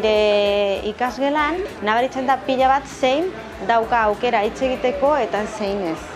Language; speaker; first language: Basque; non-native, learner; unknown